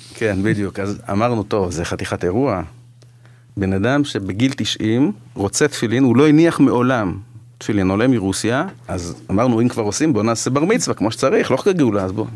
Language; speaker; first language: Hebrew; native; Hebrew